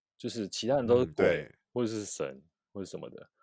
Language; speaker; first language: Chinese; native; Chinese